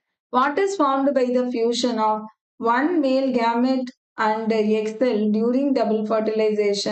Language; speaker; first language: English; non-native, local second language; Tamil